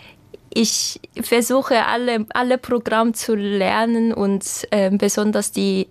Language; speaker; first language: German; non-native, fluent; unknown